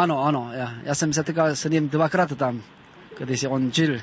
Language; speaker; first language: Czech; non-native, learner; Korean